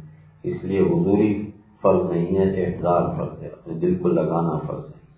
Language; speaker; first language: Urdu; native; Urdu